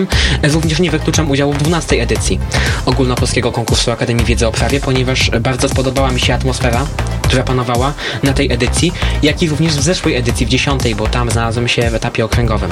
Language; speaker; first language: Polish; native; Polish